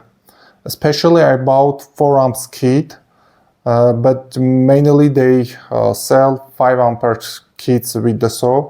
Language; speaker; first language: English; non-native, fluent; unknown